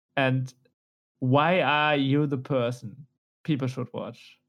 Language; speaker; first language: English; non-native, fluent; German